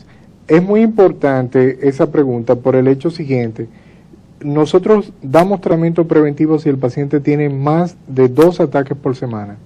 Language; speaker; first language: Spanish; native; Spanish